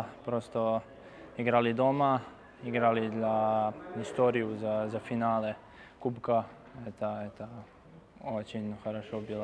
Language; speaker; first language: Russian; non-native, learner; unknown